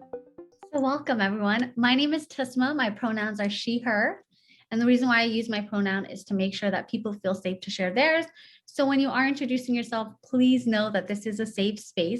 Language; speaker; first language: English; non-native, fluent; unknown